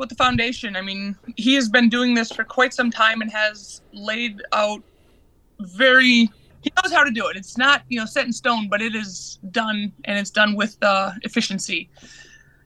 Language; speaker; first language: English; native; English